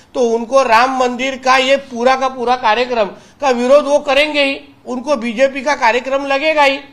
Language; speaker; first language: Hindi; non-native, local second language; Marathi